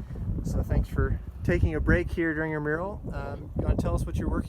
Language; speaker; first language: English; native; English